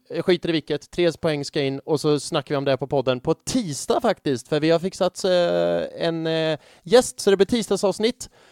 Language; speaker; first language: Swedish; native; Swedish